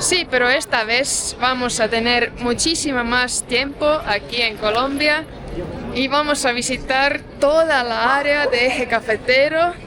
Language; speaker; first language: Spanish; non-native, fluent; Estonian